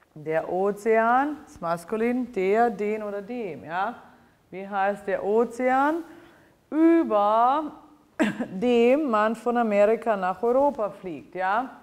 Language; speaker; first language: German; non-native, fluent; English